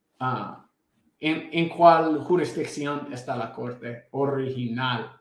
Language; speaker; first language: Spanish; non-native, fluent; English